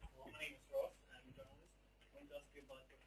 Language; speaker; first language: English; non-native, learner; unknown